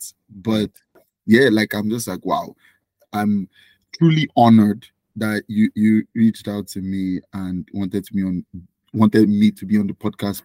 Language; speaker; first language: English; non-native, local second language; Yoruba